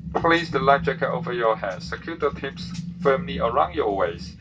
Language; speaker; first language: English; non-native, local second language; Cantonese